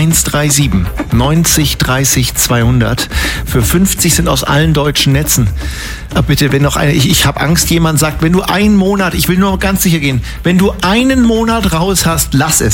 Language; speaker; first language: German; native; German